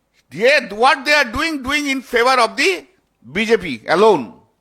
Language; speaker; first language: English; non-native, local second language; Bangla